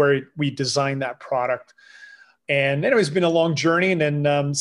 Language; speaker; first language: English; non-native, fluent; French